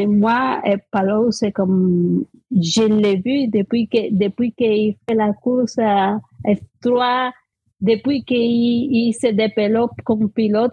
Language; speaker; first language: French; non-native, fluent; Spanish